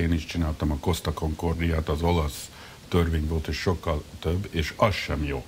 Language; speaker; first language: Hungarian; early bilingual, heritage; Hungarian